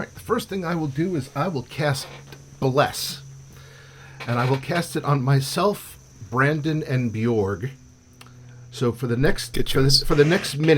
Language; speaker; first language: English; native; English